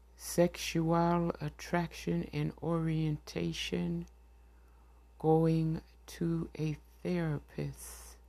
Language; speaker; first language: English; native; English